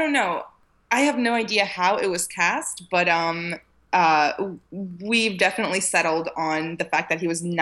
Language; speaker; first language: English; early bilingual, other home language; Arabic